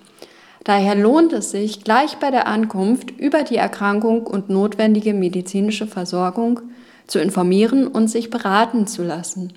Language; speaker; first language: German; native; German